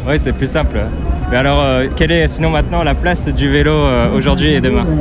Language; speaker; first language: French; native; French